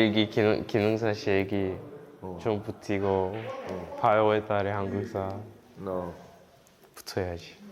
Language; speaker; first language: Korean; early bilingual, other home language; English